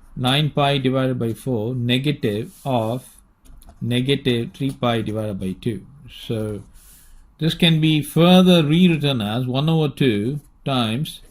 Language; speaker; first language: English; non-native, local second language; Tamil